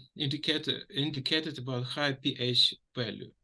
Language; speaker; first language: English; non-native, fluent; Ukrainian